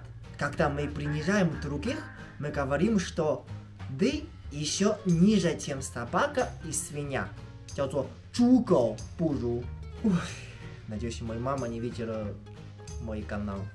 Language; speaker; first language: Russian; non-native, fluent; Chinese